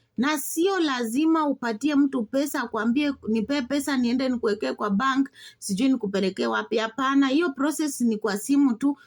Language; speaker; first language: Swahili; non-native, local second language; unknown